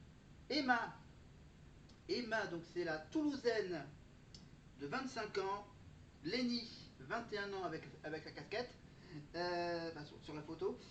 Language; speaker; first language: French; native; French